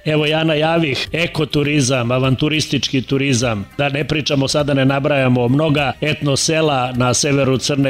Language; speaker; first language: Serbian; native; Serbian